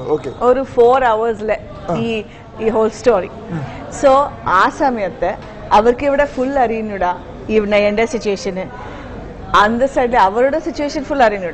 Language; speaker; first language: Malayalam; non-native, learner; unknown